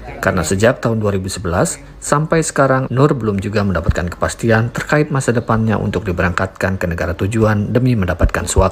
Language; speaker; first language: Indonesian; native; Indonesian